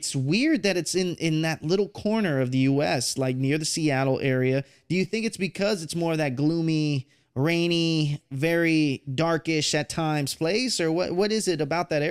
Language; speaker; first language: English; native; English